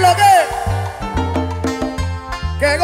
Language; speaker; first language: Spanish; native; Spanish